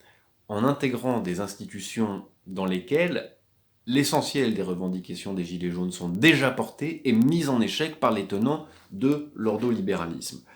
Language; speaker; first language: French; native; French